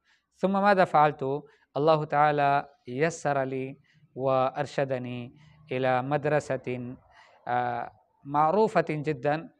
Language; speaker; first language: Arabic; non-native, fluent; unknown